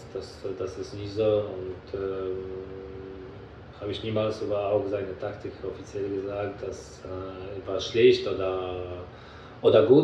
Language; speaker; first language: German; non-native, fluent; Polish